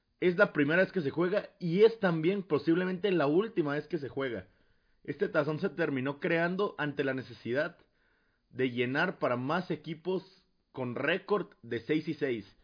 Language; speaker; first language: Spanish; native; Spanish